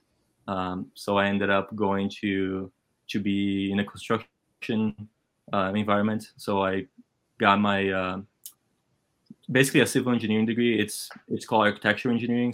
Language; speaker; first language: English; non-native, fluent; Portuguese